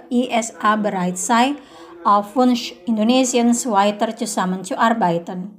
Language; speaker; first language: German; non-native, fluent; Indonesian